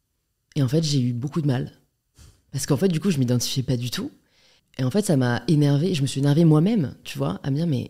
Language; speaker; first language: French; native; French